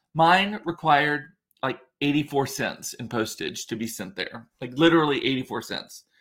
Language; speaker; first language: English; native; English